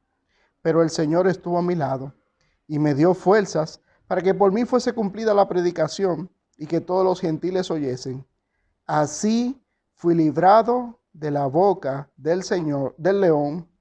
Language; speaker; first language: Spanish; native; Spanish